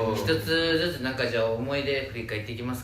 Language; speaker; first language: Japanese; native; Japanese